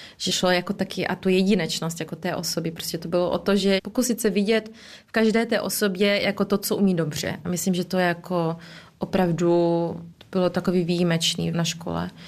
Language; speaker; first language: Czech; early bilingual, heritage; Czech